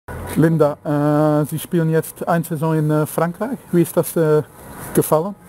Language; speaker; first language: German; non-native, learner; Dutch